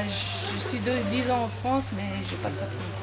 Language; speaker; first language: French; non-native, learner; Armenian